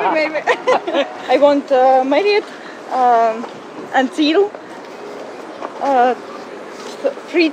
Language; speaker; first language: English; non-native, learner; Russian